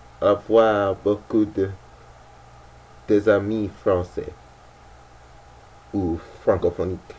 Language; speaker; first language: French; non-native, learner; English